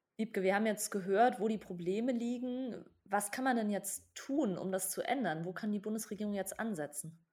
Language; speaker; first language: German; native; German